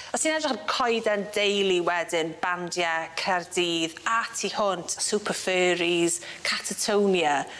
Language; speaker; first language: Welsh; native; Welsh